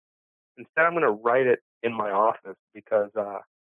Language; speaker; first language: English; early bilingual, other home language; Spanish